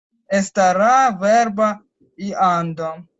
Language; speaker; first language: Spanish; non-native, learner; Russian